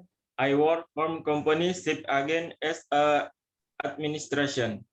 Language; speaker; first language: English; non-native, learner; Indonesian